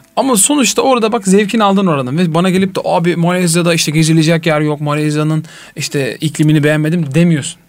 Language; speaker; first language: Turkish; native; Turkish